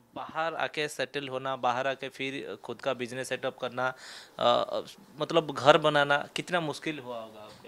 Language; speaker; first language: Hindi; non-native, local second language; Odia